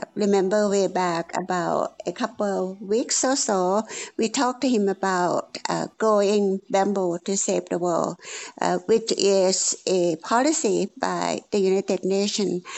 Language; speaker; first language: English; non-native, fluent; Thai